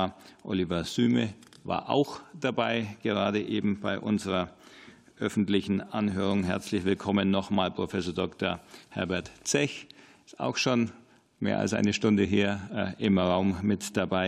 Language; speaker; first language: German; native; German